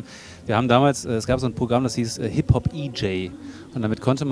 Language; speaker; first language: German; native; German